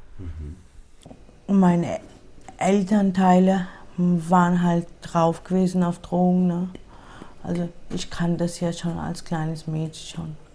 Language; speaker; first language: German; early bilingual, other home language; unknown